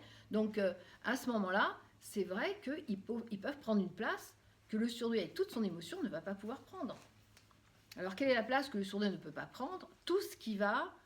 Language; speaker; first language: French; native; French